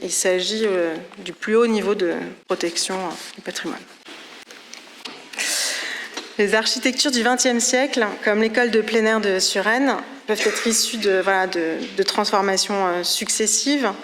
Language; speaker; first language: French; native; French